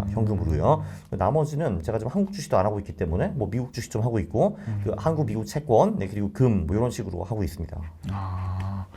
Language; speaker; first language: Korean; native; Korean